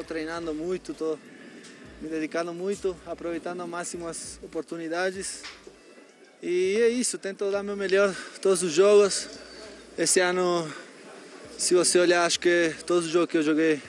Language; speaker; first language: Portuguese; non-native, fluent; Spanish